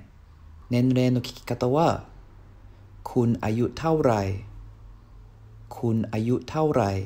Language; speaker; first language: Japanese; non-native, fluent; Thai